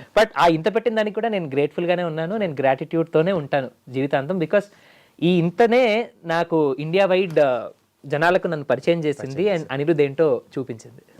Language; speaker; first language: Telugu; native; Telugu